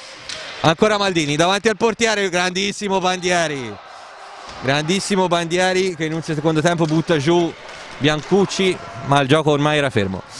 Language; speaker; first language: Italian; native; Italian